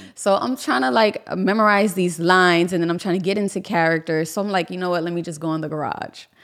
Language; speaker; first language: English; native; English